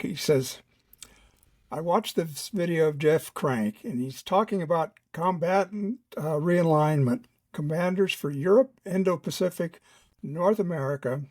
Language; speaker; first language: English; native; English